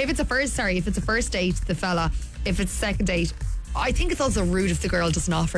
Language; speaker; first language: English; native; English